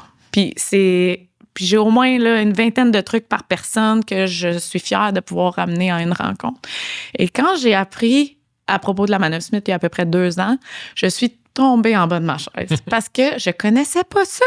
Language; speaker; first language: French; native; French